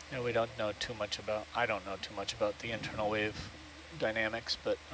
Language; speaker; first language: English; native; English